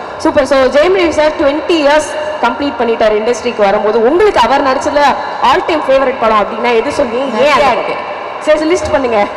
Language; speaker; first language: Tamil; native; Tamil